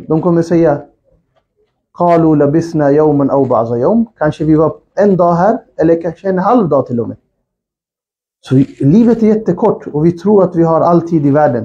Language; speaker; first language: Swedish; non-native, fluent; Urdu